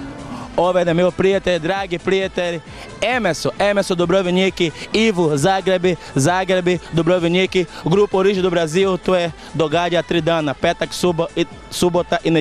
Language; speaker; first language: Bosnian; non-native, learner; Portuguese